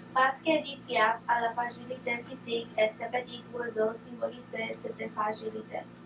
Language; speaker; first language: French; non-native, learner; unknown